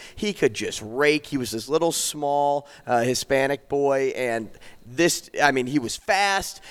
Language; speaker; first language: English; native; English